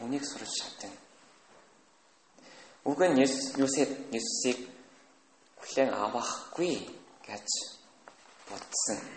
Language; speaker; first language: Mongolian; non-native, fluent; Korean